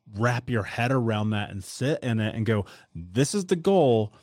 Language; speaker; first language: English; native; English